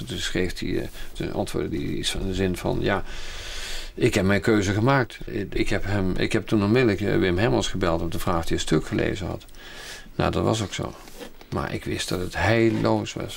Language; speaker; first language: Dutch; native; Dutch